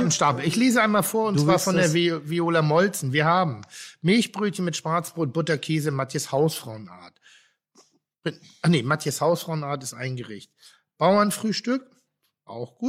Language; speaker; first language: German; native; German